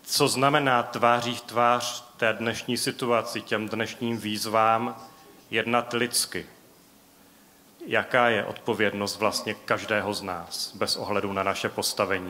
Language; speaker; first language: Czech; native; Czech